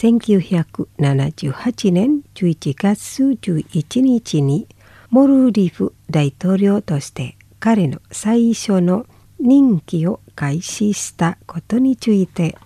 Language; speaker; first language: Japanese; non-native, fluent; Indonesian